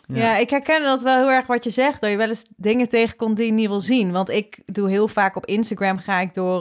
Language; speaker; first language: Dutch; native; Dutch